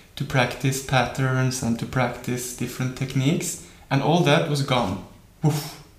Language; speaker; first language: English; non-native, fluent; Norwegian